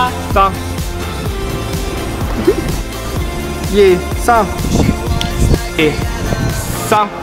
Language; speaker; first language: Chinese; native; Chinese